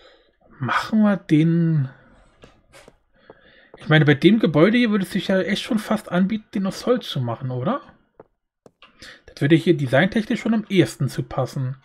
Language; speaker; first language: German; native; German